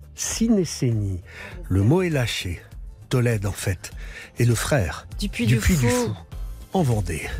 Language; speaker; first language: French; native; French